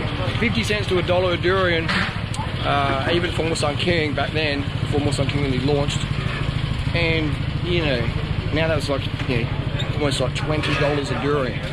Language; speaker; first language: English; native; English